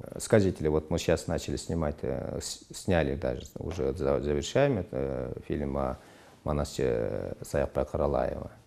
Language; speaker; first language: Russian; non-native, local second language; Kyrgyz